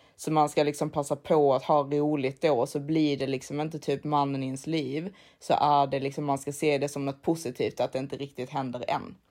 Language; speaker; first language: Swedish; native; Swedish